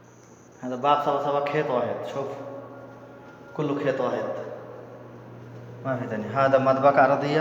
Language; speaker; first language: Arabic; non-native, learner; Bangla